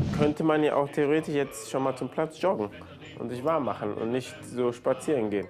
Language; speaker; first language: German; early bilingual, other home language; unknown